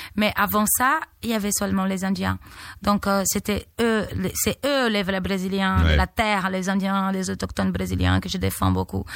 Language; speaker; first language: French; non-native, fluent; Portuguese